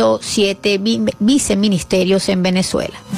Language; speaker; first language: Spanish; native; Spanish